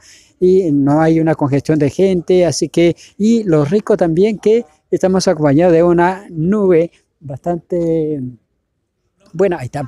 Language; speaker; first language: Spanish; native; Spanish